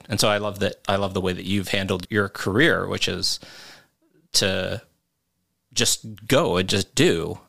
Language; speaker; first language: English; native; English